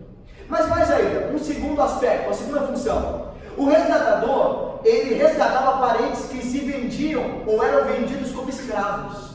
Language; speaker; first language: Portuguese; native; Portuguese